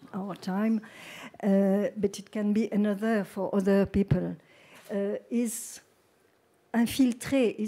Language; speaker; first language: English; non-native, fluent; French